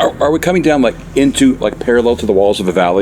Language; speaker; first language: English; native; English